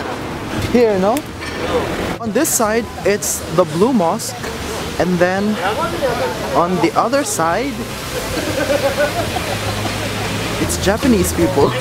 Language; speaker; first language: English; non-native, local second language; Filipino